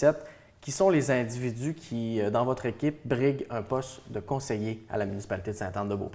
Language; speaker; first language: French; native; French